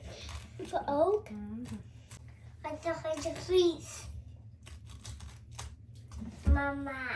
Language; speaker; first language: Dutch; early bilingual, other home language; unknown